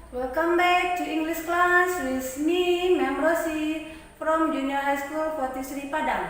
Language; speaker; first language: English; non-native, fluent; Indonesian